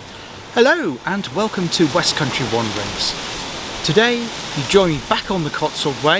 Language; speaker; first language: English; native; English